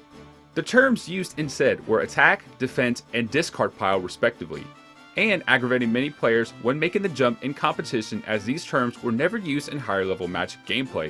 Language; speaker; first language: English; native; English